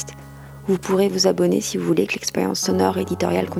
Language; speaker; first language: French; native; French